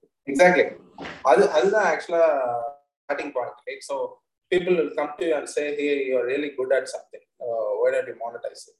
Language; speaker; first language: English; non-native, local second language; Tamil